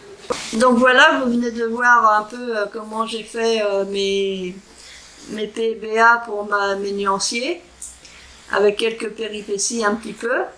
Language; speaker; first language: French; native; French